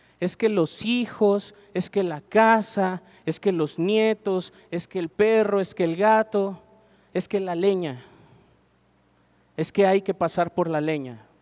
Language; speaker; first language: Spanish; native; Spanish